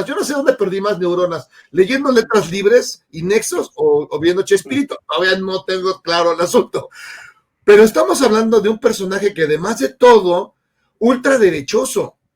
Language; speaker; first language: Spanish; native; Spanish